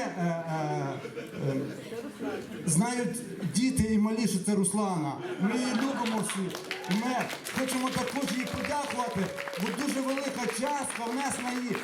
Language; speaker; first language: Ukrainian; native; Ukrainian